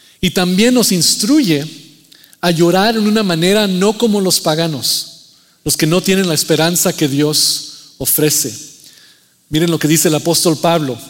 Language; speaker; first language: Spanish; early bilingual, heritage; Spanish